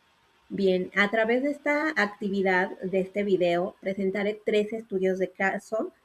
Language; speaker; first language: Spanish; native; Spanish